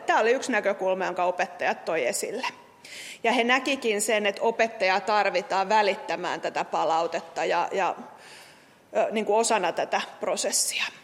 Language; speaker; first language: Finnish; native; Finnish